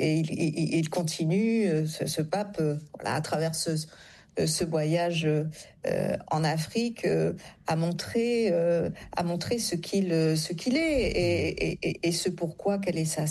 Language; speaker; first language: French; native; French